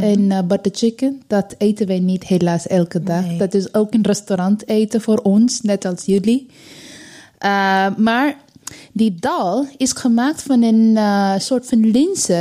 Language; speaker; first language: Dutch; non-native, learner; Bangla